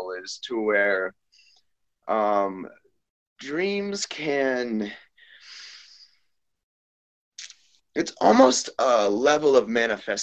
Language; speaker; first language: English; native; English